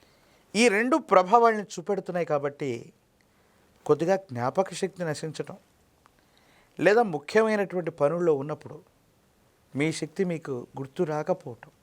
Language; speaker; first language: Telugu; native; Telugu